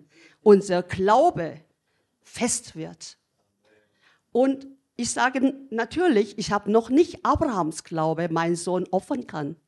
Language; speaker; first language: German; non-native, learner; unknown